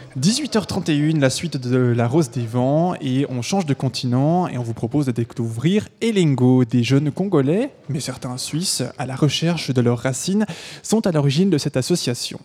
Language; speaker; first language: French; native; French